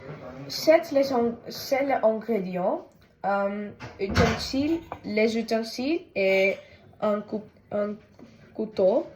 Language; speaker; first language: French; non-native, learner; Tamil